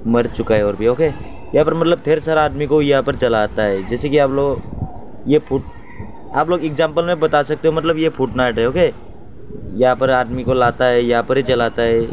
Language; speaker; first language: Hindi; non-native, local second language; Assamese